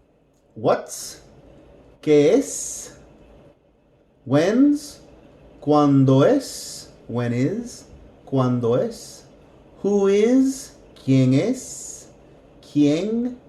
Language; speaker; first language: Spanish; non-native, fluent; English